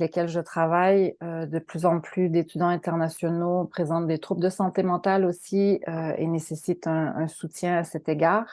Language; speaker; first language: French; native; French